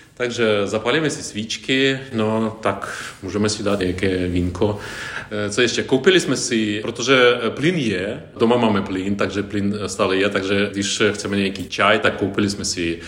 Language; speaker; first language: Czech; non-native, fluent; Ukrainian